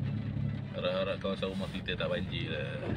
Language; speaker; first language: Malay; native; Malay